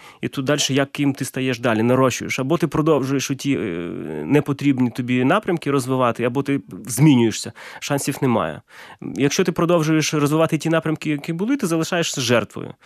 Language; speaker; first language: Ukrainian; non-native, local second language; Russian